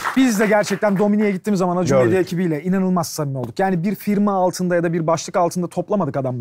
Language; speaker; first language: Turkish; native; Turkish